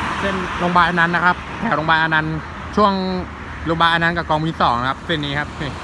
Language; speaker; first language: Thai; native; Thai